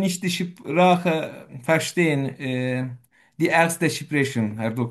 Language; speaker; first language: German; non-native, learner; Turkish